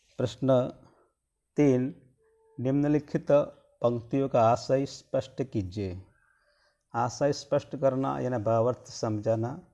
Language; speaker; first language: Hindi; non-native, local second language; Gujarati